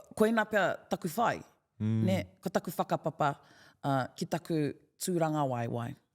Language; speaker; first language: Māori; non-native, local second language; English